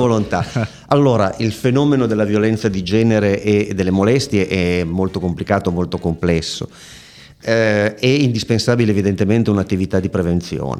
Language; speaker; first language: Italian; native; Italian